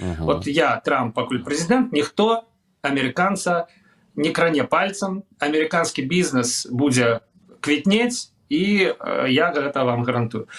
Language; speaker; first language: Belarusian; non-native, local second language; Russian